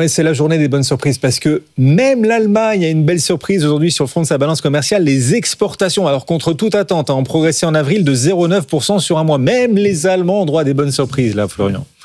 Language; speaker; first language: French; native; French